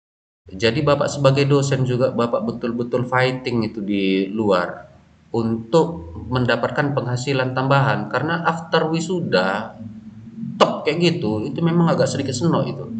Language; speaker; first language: Indonesian; native; Indonesian